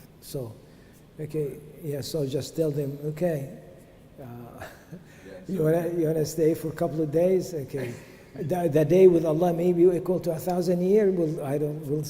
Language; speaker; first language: English; non-native, fluent; Arabic